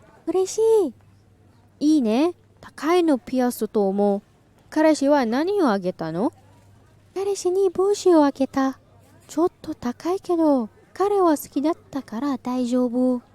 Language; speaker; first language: Japanese; non-native, learner; English